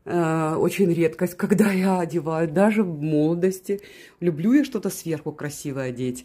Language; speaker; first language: Russian; native; Russian